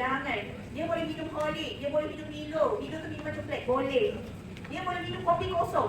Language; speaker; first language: Malay; native; Malay